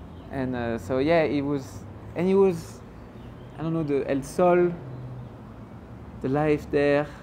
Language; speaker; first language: English; non-native, fluent; French